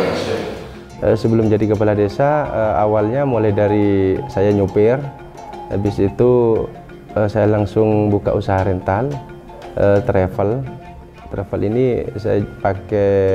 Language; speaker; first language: Indonesian; non-native, local second language; Madurese